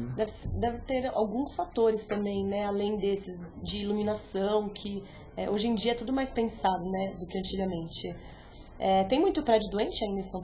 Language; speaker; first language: Portuguese; native; Portuguese